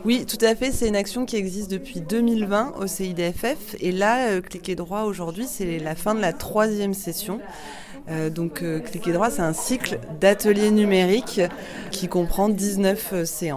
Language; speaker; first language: French; native; French